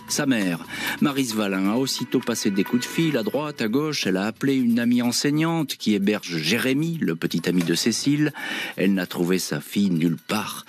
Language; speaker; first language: French; native; French